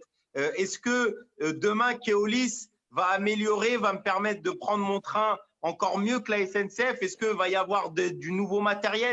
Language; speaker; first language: French; native; French